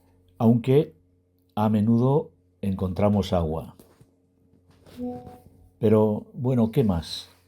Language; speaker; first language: Spanish; non-native, learner; Berber languages